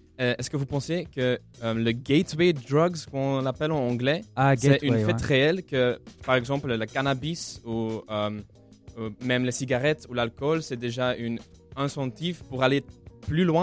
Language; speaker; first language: French; non-native, local second language; Dutch